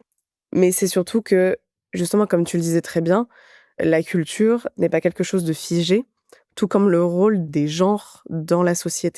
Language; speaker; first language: French; native; French